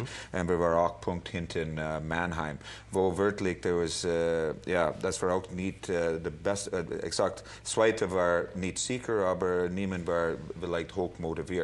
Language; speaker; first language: German; non-native, learner; English